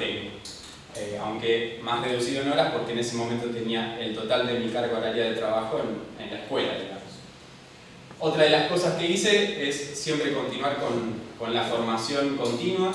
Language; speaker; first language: Spanish; native; Spanish